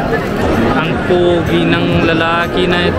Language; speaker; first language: Filipino; non-native, learner; Hindi